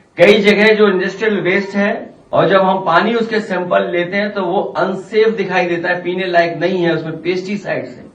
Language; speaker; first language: Hindi; native; Hindi